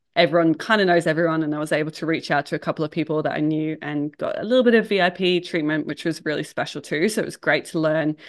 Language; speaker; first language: English; native; English